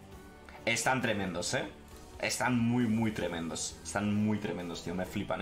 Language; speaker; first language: Spanish; native; Spanish